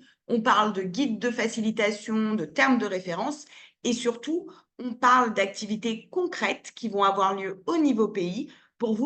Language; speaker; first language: French; native; French